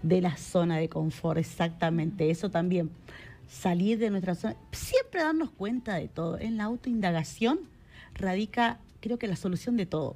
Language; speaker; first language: Spanish; native; Spanish